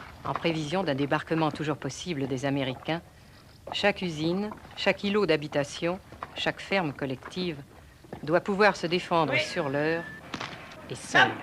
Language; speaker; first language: French; native; French